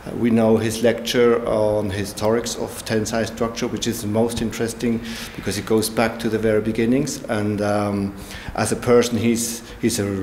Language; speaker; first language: English; non-native, fluent; German